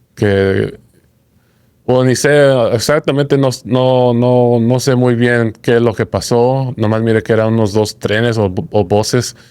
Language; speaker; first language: Spanish; early bilingual, heritage; Spanish